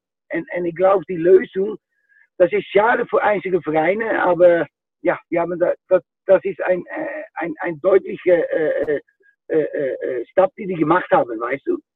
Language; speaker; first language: German; non-native, fluent; Dutch